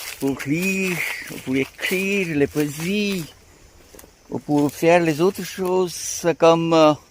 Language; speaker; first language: French; non-native, fluent; Bangla